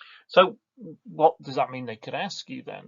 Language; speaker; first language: English; native; English